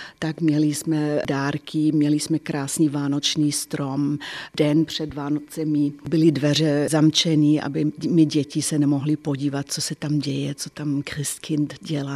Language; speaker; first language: Czech; non-native, fluent; German